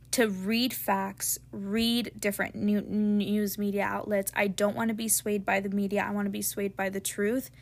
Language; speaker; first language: English; native; English